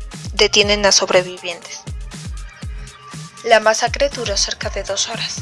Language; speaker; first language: Spanish; native; Spanish